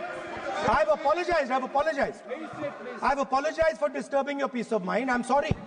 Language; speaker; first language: English; non-native, local second language; Hindi